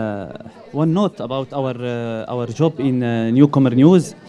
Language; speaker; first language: English; non-native, learner; Arabic